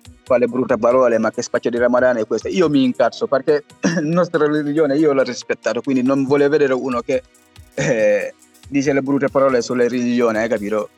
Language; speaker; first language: Italian; non-native, fluent; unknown